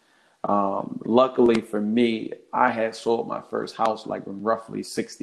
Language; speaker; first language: English; native; English